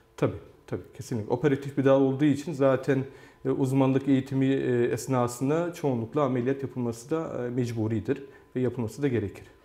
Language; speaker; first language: Turkish; early bilingual, heritage; Turkish